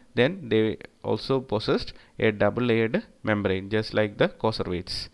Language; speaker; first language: English; non-native, local second language; Malayalam